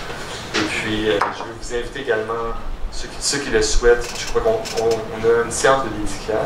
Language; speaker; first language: French; native; French